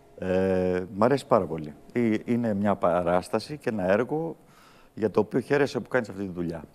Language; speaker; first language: Greek; early bilingual, heritage; Greek